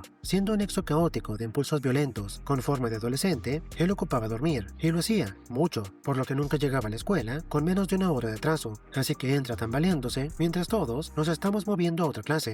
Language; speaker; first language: Spanish; native; Spanish